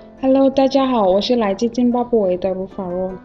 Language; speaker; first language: Chinese; non-native, fluent; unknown